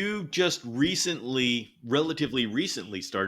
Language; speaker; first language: English; native; English